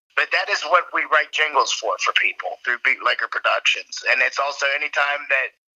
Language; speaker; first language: English; native; English